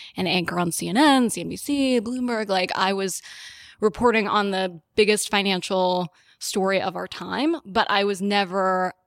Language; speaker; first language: English; early bilingual, other home language; Hebrew